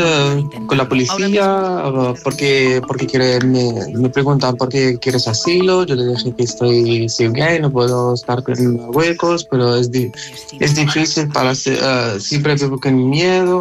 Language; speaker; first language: Spanish; non-native, learner; Arabic